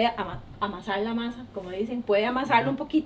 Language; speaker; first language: Spanish; native; Spanish